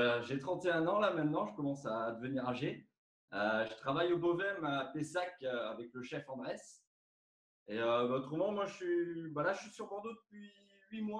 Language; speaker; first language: French; native; French